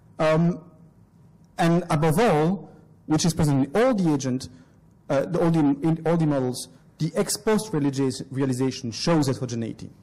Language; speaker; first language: English; non-native, fluent; French